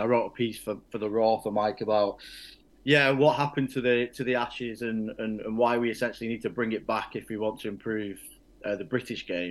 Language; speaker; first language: English; native; English